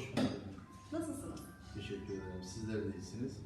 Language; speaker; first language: Turkish; native; Turkish